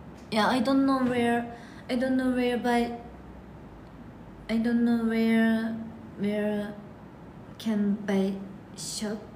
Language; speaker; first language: English; non-native, learner; Japanese